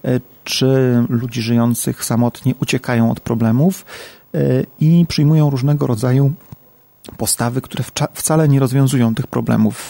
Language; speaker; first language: Polish; native; Polish